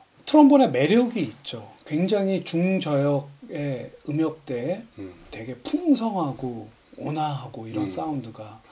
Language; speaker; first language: Korean; native; Korean